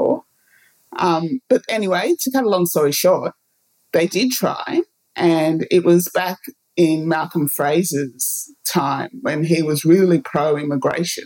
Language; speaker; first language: English; native; English